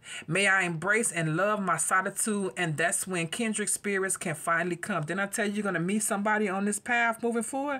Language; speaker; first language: English; native; English